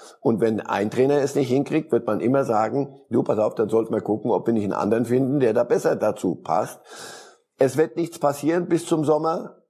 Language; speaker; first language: German; early bilingual, other home language; Polish